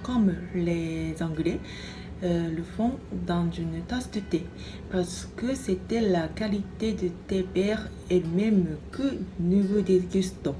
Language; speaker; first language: French; non-native, fluent; Japanese